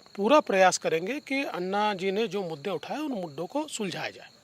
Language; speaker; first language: Hindi; non-native, local second language; Marathi